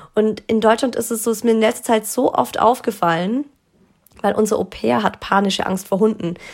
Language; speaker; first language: German; native; German